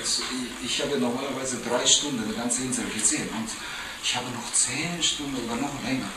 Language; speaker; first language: German; non-native, fluent; Japanese